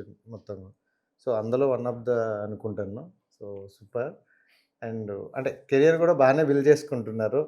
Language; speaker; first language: Telugu; native; Telugu